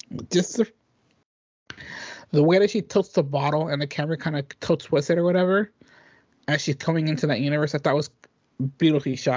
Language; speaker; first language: English; native; English